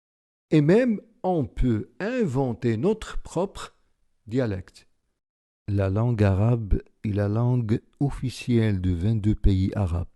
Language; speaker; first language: French; non-native, local second language; Arabic